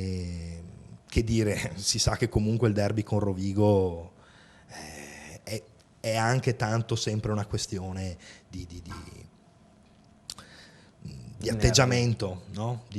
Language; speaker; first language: Italian; native; Italian